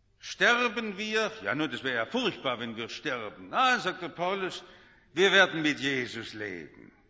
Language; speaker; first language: German; native; German